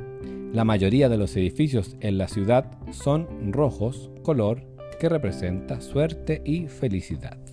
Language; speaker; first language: Spanish; native; Spanish